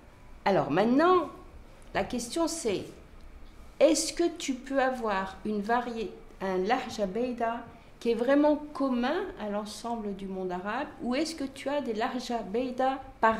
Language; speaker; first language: French; native; French